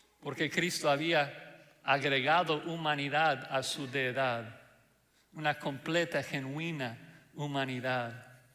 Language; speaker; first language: Spanish; non-native, fluent; English